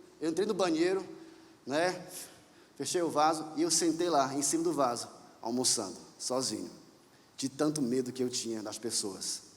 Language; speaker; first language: Portuguese; native; Portuguese